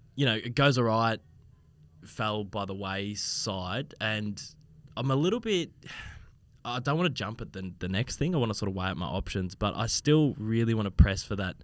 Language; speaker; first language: English; native; English